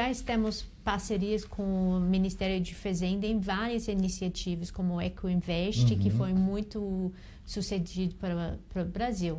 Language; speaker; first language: Portuguese; non-native, fluent; English